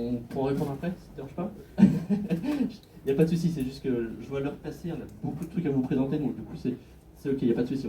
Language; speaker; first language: French; native; French